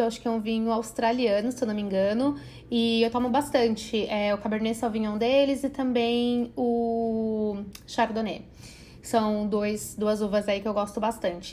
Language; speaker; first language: Portuguese; native; Portuguese